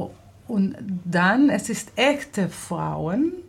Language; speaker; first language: German; non-native, fluent; Hebrew